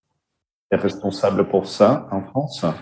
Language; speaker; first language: French; non-native, fluent; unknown